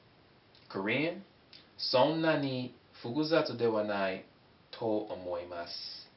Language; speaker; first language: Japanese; non-native, fluent; English